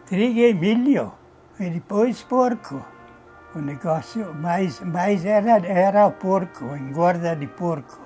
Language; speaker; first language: Portuguese; non-native, fluent; German